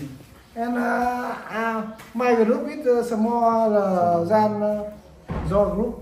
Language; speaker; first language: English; non-native, learner; Vietnamese